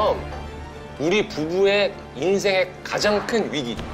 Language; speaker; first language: Korean; native; Korean